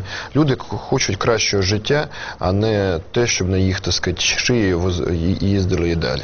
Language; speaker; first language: Ukrainian; native; Ukrainian